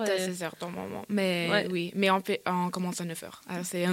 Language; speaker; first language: French; non-native, learner; English